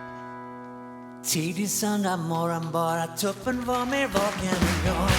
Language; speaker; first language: Swedish; native; Swedish